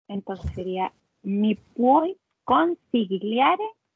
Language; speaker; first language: Italian; non-native, learner; Spanish